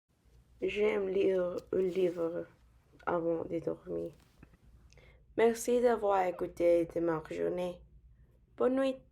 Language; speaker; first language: French; non-native, learner; English